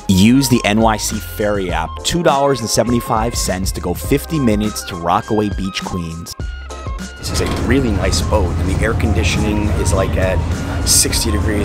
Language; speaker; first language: English; native; English